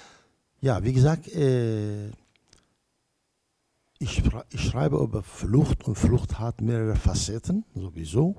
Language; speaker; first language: German; non-native, learner; Kurdish